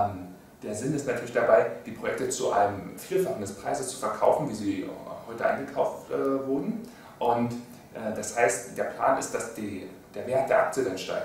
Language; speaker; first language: German; native; German